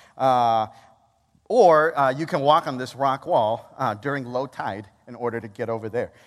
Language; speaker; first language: English; native; English